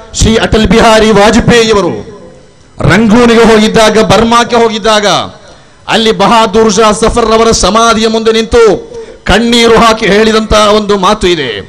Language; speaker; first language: Kannada; native; Kannada